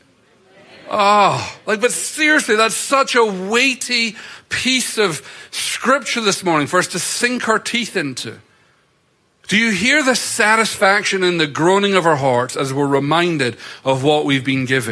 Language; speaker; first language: English; native; English